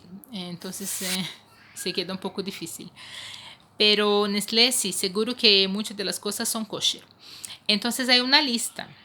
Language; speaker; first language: Spanish; non-native, fluent; Portuguese